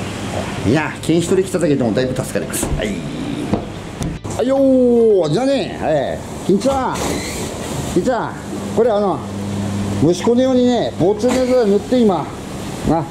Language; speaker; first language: Japanese; native; Japanese